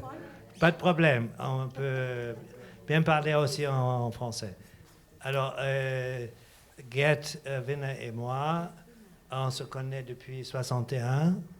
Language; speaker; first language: French; non-native, fluent; German